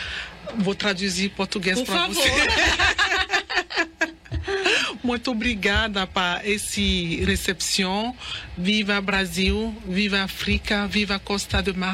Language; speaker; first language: Portuguese; non-native, learner; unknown